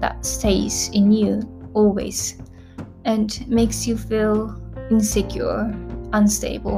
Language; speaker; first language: English; non-native, fluent; Japanese